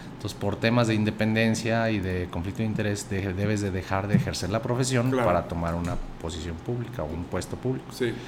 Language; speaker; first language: Spanish; native; Spanish